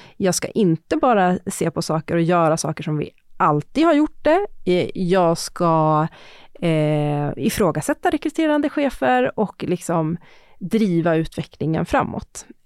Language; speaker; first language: Swedish; native; Swedish